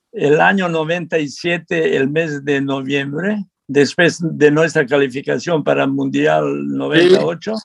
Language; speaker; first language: Spanish; non-native, fluent; Serbian